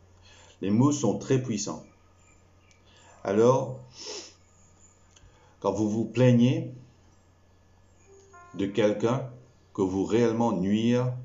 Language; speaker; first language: French; non-native, local second language; Morisyen